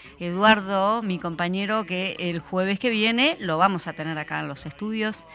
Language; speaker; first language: Spanish; native; Spanish